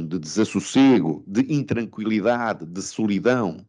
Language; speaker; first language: Portuguese; native; Portuguese